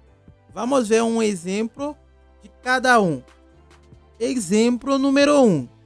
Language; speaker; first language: Portuguese; non-native, local second language; Haitian Creole